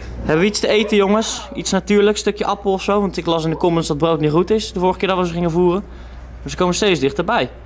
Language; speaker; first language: Dutch; native; Dutch